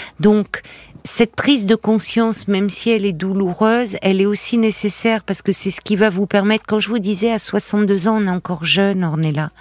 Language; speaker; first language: French; native; French